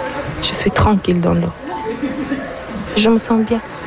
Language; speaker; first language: French; non-native, learner; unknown